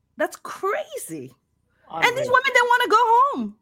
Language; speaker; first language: English; non-native, local second language; Urdu